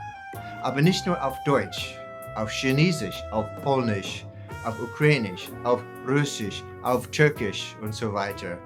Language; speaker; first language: German; non-native, fluent; English